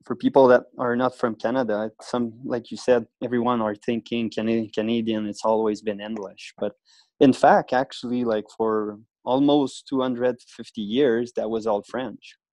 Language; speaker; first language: English; non-native, fluent; French